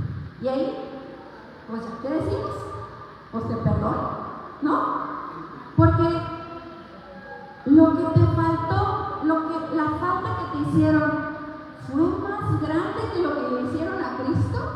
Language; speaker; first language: Spanish; native; Spanish